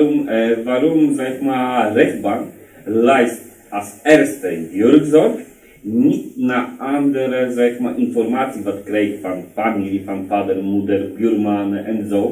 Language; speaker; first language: Dutch; non-native, learner; Polish